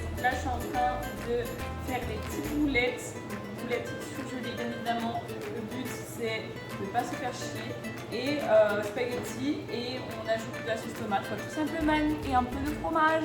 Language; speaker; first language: French; native; French